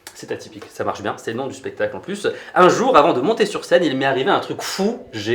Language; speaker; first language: French; native; French